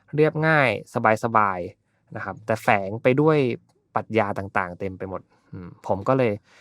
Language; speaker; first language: Thai; native; Thai